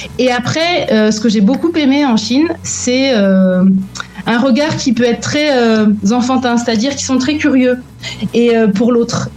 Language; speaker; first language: French; native; French